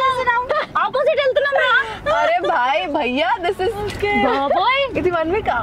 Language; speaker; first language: Telugu; non-native, local second language; Hindi